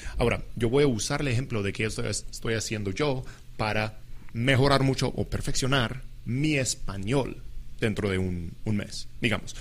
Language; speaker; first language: Spanish; non-native, fluent; English